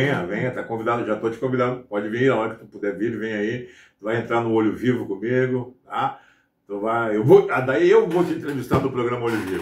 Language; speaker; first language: Portuguese; native; Portuguese